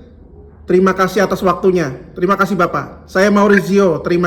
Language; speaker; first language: Indonesian; native; Indonesian